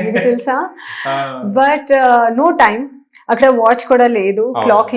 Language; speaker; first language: Telugu; non-native, learner; Hindi